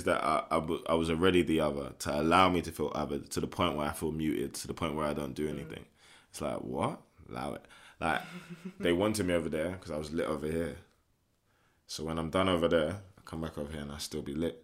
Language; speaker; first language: English; native; English